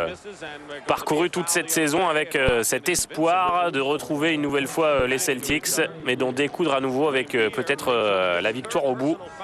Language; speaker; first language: French; native; French